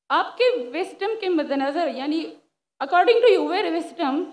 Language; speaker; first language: Urdu; non-native, local second language; Pashto